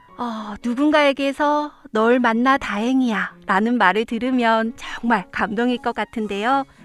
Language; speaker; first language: Korean; native; Korean